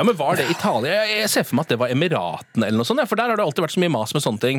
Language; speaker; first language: Norwegian; native; Norwegian